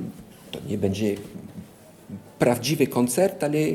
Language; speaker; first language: Polish; non-native, fluent; French